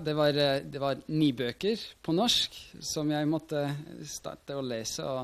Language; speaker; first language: Norwegian; non-native, fluent; Swiss German